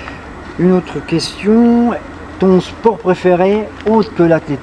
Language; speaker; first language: French; native; French